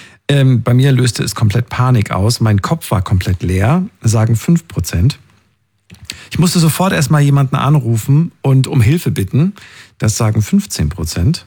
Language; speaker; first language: German; native; German